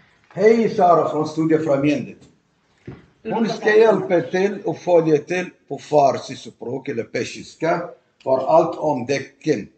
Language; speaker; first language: Swedish; non-native, learner; Arabic